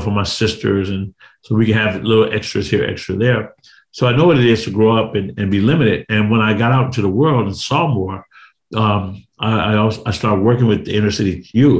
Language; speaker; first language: English; native; English